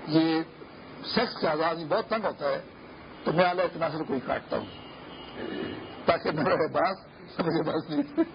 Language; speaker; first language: Urdu; non-native, local second language; Pashto